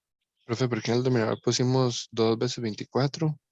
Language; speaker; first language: Spanish; native; Spanish